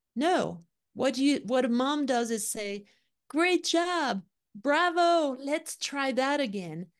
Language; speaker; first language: English; non-native, fluent; French